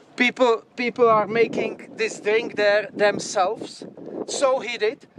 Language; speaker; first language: English; non-native, fluent; Czech